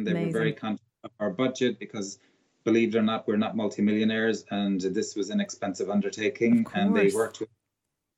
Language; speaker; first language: English; native; English